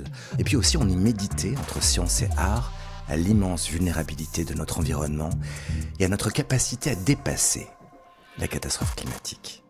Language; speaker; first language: French; native; French